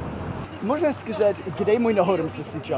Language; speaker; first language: Russian; non-native, learner; English